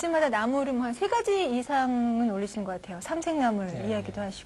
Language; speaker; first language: Korean; native; Korean